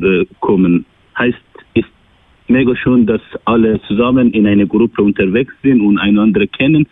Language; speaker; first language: German; non-native, learner; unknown